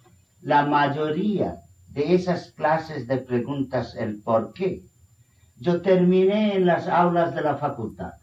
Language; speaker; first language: Spanish; non-native, fluent; Bangla